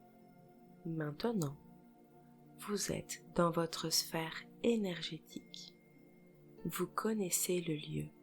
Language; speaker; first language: French; native; French